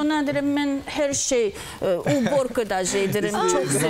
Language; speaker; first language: Azerbaijani; non-native, learner; Russian